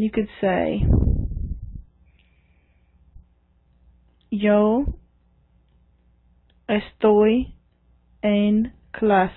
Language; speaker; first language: Spanish; non-native, fluent; English